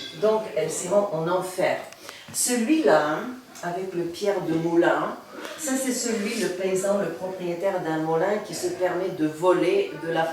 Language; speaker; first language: French; non-native, fluent; Bulgarian